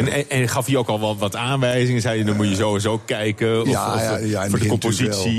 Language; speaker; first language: Dutch; native; Dutch